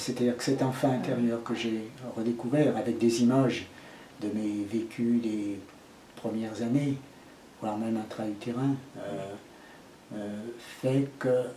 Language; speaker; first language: French; native; French